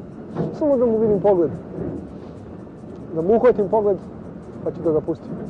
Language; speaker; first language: Serbian; native; Serbian